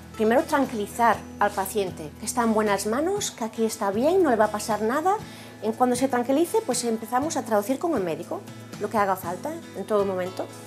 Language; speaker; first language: Spanish; early bilingual, heritage; Spanish